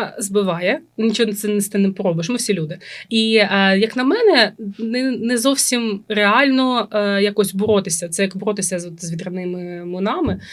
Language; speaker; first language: Ukrainian; native; Ukrainian